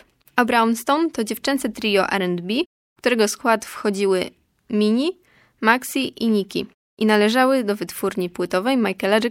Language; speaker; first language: Polish; native; Polish